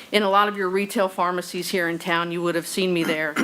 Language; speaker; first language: English; native; English